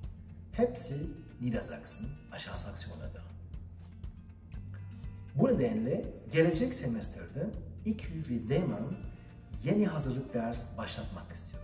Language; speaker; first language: Turkish; non-native, learner; German